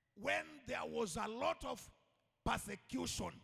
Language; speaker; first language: English; non-native, local second language; Swahili